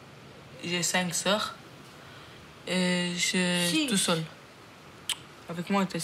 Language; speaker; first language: French; early bilingual, other home language; Romanian